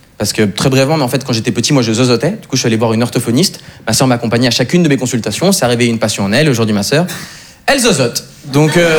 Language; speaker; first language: French; native; French